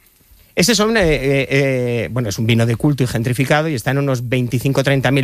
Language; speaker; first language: Spanish; native; Spanish